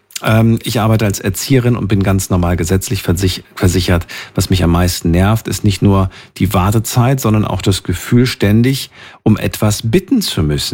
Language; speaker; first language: German; native; German